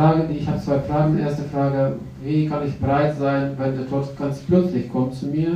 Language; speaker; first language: German; non-native, fluent; Russian